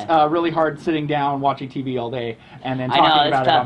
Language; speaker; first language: English; native; English